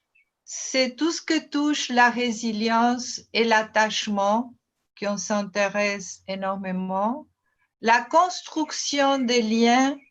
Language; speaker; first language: French; non-native, fluent; Portuguese